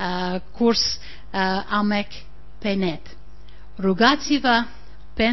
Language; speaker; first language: Romanian; non-native, learner; English